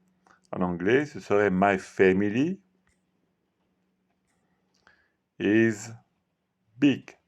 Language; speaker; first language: French; non-native, fluent; Italian